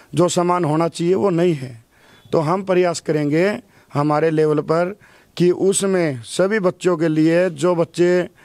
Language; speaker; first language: Hindi; native; Hindi